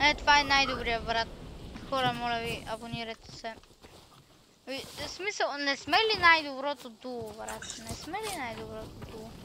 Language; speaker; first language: Bulgarian; native; Bulgarian